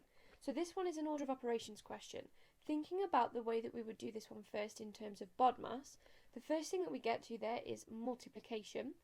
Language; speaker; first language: English; native; English